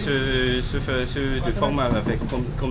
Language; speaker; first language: French; non-native, local second language; Malagasy